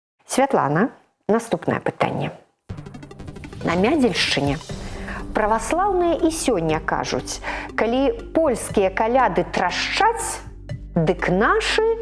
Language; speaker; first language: Belarusian; native; Belarusian